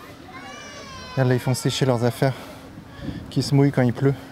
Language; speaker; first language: French; native; French